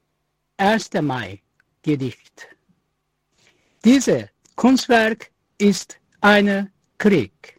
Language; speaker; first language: German; non-native, learner; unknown